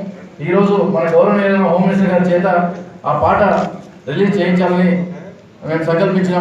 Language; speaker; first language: Telugu; native; Telugu